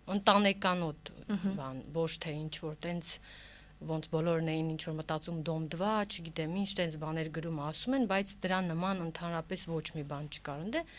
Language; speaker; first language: Armenian; early bilingual, heritage; Armenian